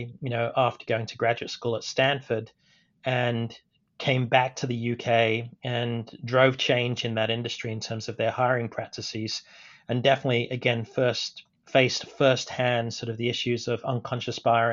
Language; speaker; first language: English; native; English